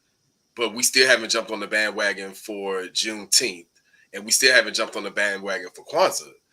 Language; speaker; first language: English; native; English